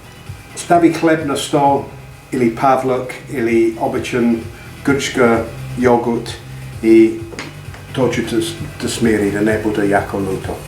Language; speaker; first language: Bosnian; non-native, learner; English